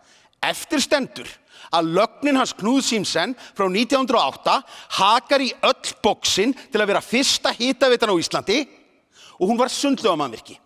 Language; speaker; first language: Icelandic; native; Icelandic